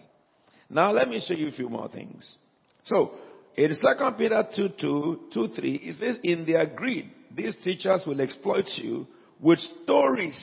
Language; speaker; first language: English; non-native, local second language; Yoruba